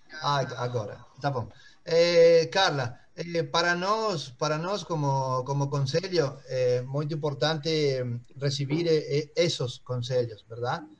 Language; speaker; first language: Portuguese; non-native, learner; Spanish